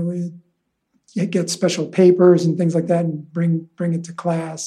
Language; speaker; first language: English; native; English